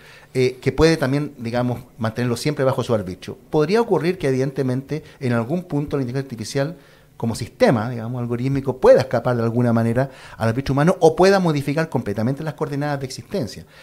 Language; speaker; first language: Spanish; native; Spanish